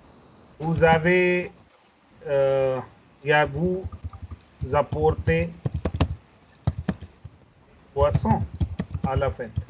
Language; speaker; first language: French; non-native, fluent; Hindi